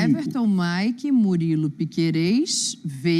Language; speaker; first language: Portuguese; native; Portuguese